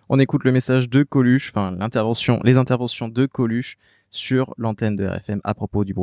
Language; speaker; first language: French; native; French